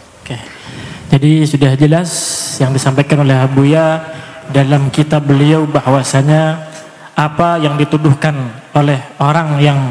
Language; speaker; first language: Indonesian; native; Indonesian